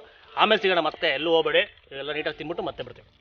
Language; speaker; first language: Kannada; native; Kannada